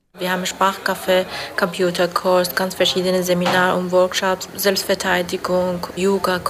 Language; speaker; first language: German; non-native, fluent; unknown